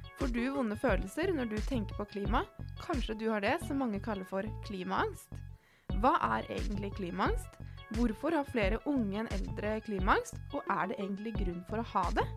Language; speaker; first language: Norwegian; native; Norwegian